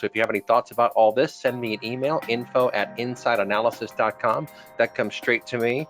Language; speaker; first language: English; native; English